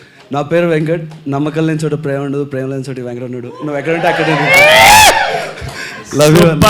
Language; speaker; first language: Telugu; native; Telugu